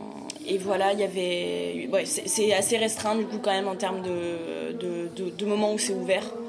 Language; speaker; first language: French; native; French